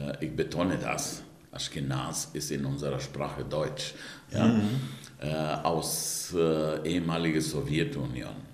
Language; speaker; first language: German; non-native, fluent; Romanian